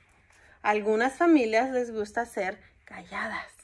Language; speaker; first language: Spanish; early bilingual, heritage; Spanish